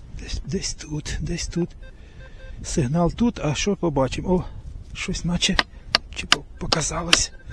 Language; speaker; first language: Ukrainian; native; Ukrainian